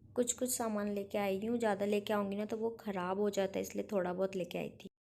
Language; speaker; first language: Hindi; non-native, local second language; Bangla